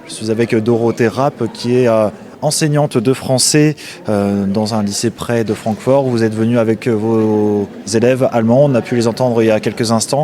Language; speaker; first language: French; native; French